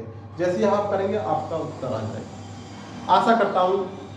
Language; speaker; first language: Hindi; native; Hindi